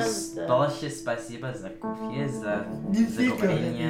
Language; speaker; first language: Russian; non-native, learner; English